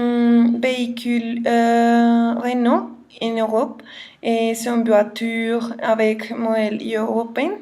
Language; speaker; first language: French; non-native, learner; Spanish